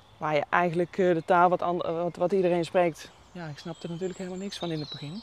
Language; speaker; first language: Dutch; non-native, fluent; Finnish